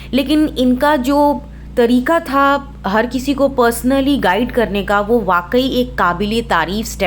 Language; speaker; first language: Hindi; native; Hindi